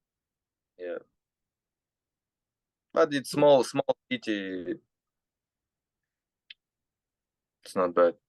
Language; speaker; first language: English; non-native, learner; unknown